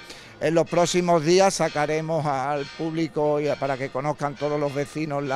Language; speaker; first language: Spanish; native; Spanish